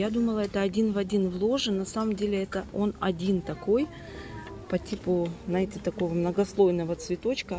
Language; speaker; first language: Russian; native; Russian